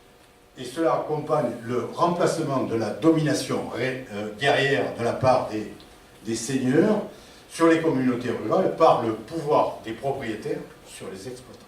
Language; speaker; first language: French; native; French